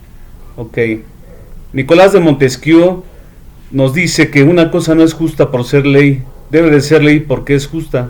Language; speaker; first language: Spanish; native; Spanish